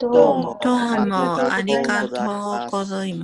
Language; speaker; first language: Japanese; non-native, learner; Chinese